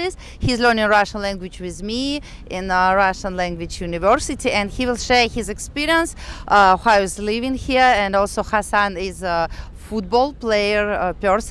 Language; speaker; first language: English; non-native, fluent; Russian